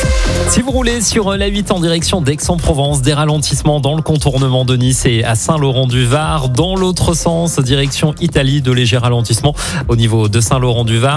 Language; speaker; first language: French; native; French